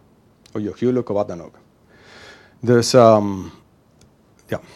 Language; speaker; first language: Dutch; non-native, fluent; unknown